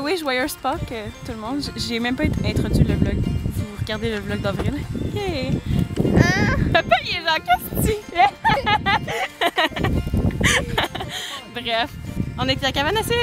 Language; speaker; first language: French; native; French